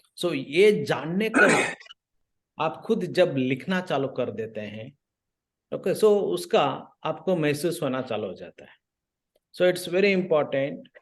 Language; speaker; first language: Hindi; non-native, local second language; Marathi